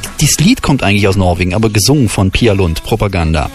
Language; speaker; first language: German; native; German